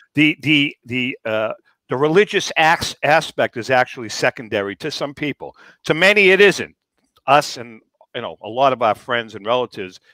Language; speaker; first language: English; native; English